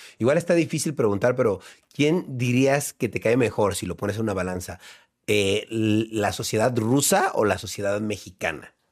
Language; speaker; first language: Spanish; native; Spanish